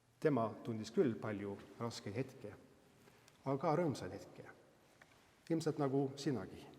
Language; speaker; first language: Estonian; non-native, fluent; Norwegian